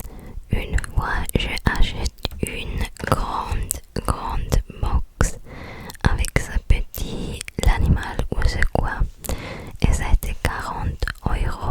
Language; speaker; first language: French; non-native, learner; English